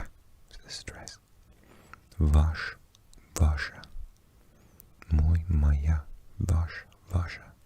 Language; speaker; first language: Russian; non-native, learner; English